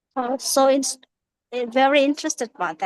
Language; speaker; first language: English; non-native, fluent; Indonesian